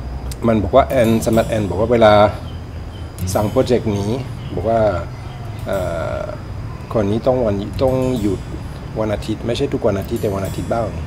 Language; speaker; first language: Thai; non-native, learner; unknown